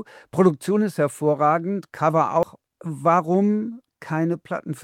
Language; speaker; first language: German; native; German